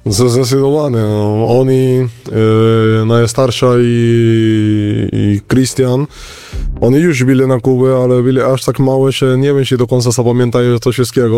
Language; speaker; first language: Polish; non-native, learner; Spanish